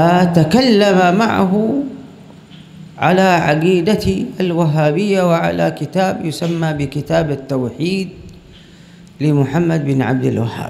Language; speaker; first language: Arabic; native; Arabic